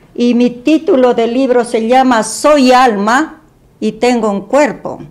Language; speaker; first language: Spanish; native; Spanish